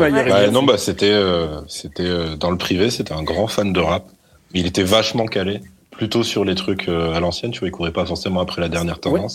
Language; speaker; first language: French; native; French